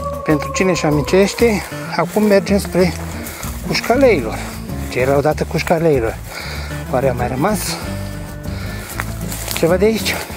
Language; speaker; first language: Romanian; native; Romanian